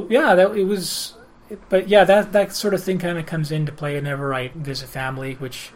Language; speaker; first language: English; early bilingual, other home language; Greek